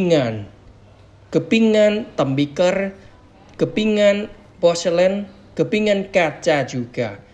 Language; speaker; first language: Indonesian; non-native, learner; Vietnamese